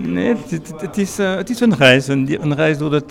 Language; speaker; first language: Dutch; non-native, learner; French